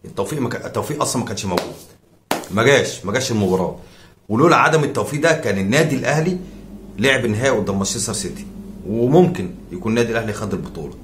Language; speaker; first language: Arabic; native; Arabic